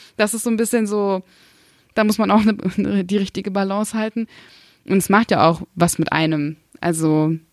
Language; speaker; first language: German; early bilingual, other home language; Kurdish